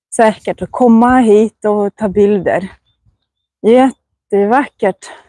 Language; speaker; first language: Swedish; non-native, fluent; Russian